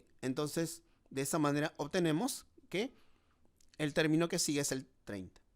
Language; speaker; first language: Spanish; native; Spanish